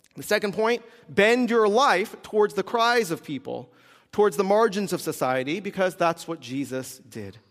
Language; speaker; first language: English; early bilingual, other home language; Korean